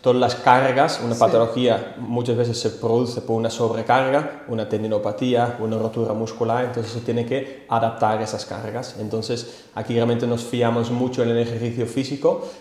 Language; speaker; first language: Spanish; non-native, fluent; Dutch